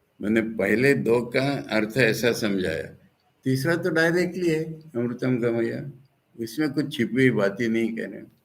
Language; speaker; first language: Hindi; non-native, local second language; Bangla